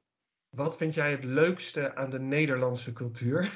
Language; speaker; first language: Dutch; native; Dutch